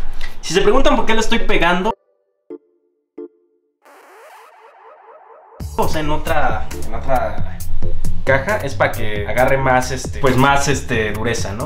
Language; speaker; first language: Spanish; native; Spanish